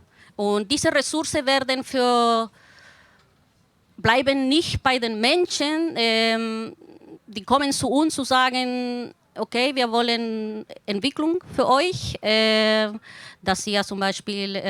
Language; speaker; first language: German; non-native, fluent; Spanish